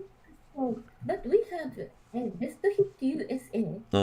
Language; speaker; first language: English; non-native, learner; Japanese